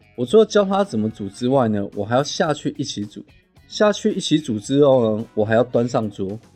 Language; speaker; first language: Chinese; non-native, local second language; Min Nan Chinese